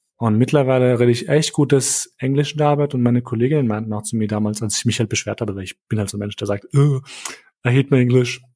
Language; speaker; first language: German; early bilingual, other home language; Albanian